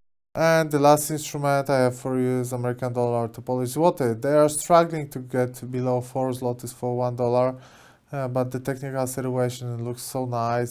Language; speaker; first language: English; non-native, fluent; Polish